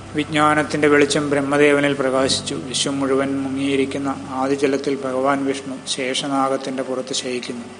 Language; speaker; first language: Malayalam; native; Malayalam